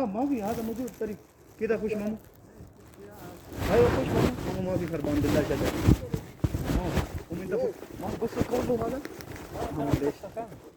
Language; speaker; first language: Arabic; non-native, learner; Urdu